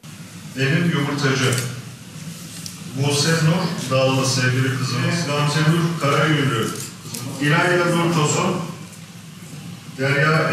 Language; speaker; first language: Turkish; native; Turkish